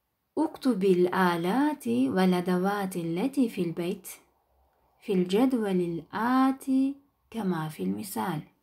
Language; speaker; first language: Arabic; non-native, fluent; Kyrgyz